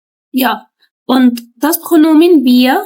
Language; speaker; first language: German; non-native, learner; Arabic